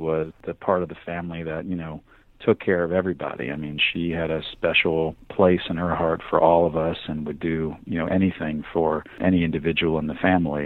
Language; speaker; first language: English; native; English